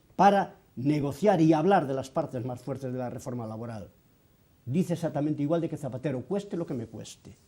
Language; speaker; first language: Spanish; native; Spanish